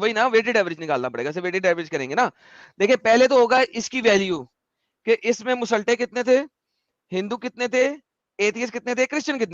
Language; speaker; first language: Hindi; native; Hindi